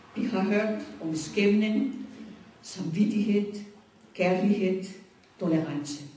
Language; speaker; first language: Danish; non-native, fluent; Spanish